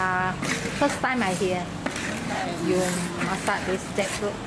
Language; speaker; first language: English; non-native, learner; Malay